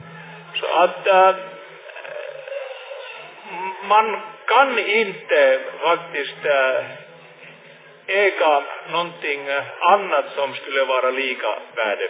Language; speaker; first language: Swedish; non-native, fluent; Finnish